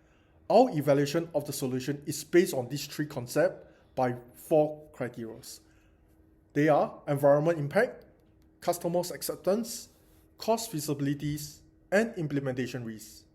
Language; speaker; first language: English; non-native, learner; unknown